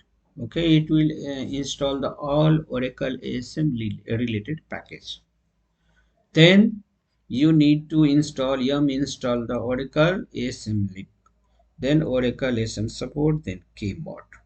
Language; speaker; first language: English; non-native, local second language; Hindi